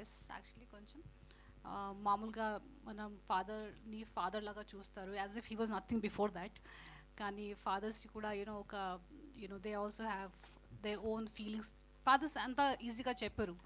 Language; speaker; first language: Telugu; non-native, fluent; Hindi